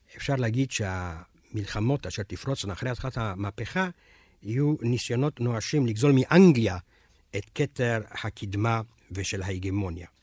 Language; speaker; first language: Hebrew; non-native, fluent; Romanian